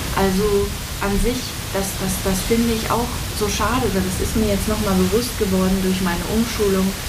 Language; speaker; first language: German; native; German